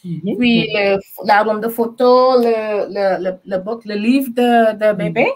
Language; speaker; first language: French; non-native, learner; English